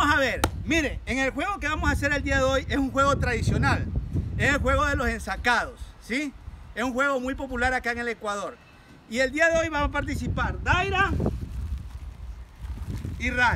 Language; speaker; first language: Spanish; native; Spanish